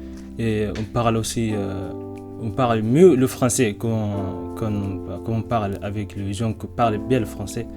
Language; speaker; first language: French; non-native, learner; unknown